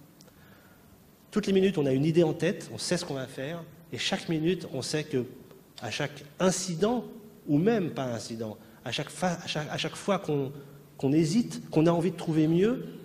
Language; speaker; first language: French; native; French